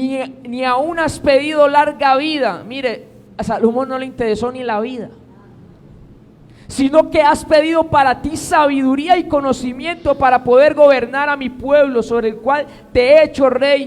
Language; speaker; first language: Spanish; native; Spanish